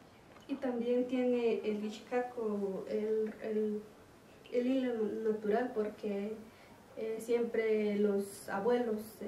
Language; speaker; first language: Spanish; non-native, local second language; Kaqchikel